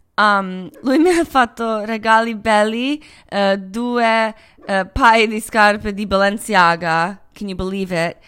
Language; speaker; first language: Italian; non-native, fluent; Croatian